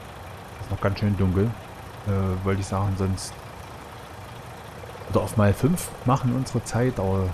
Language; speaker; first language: German; native; German